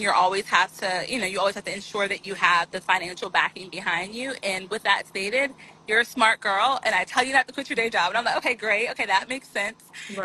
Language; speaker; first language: English; native; English